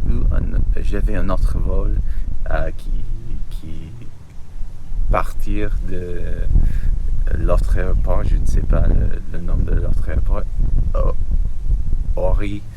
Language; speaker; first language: French; non-native, learner; English